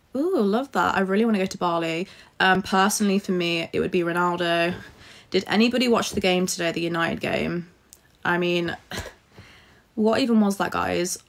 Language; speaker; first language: English; native; English